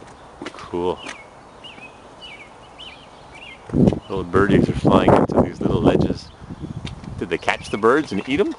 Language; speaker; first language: English; native; English